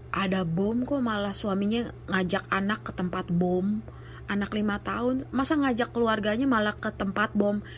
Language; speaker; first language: Indonesian; native; Indonesian